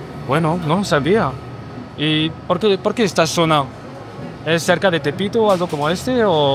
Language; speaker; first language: Spanish; non-native, learner; French